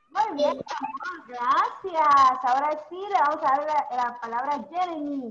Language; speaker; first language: Spanish; native; Spanish